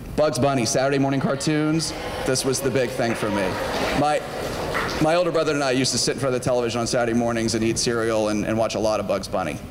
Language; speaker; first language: English; native; English